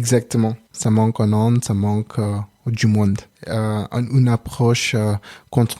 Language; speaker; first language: French; non-native, learner; Telugu